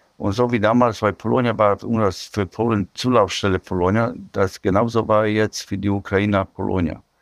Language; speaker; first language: German; non-native, fluent; Polish